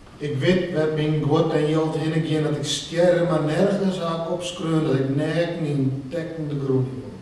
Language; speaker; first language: Dutch; non-native, local second language; Western Frisian